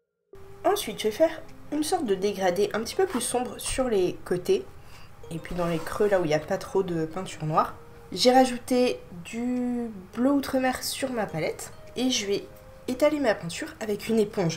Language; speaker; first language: French; native; French